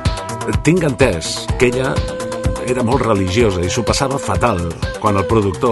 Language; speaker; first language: Catalan; native; Catalan